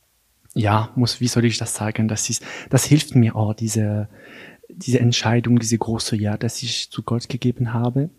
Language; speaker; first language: German; non-native, local second language; French